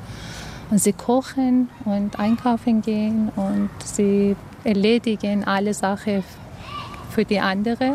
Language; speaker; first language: German; non-native, fluent; Persian